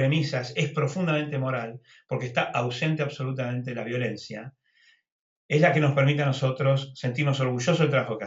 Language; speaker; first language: Spanish; native; Spanish